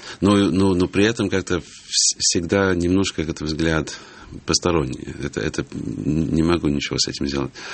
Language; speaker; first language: Russian; early bilingual, heritage; English